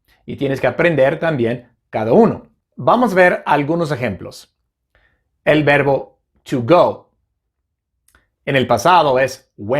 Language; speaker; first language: Spanish; non-native, fluent; English